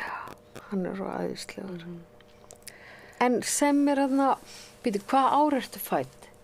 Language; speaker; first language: Icelandic; native; Icelandic